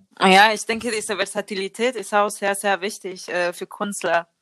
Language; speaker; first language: German; non-native, learner; Spanish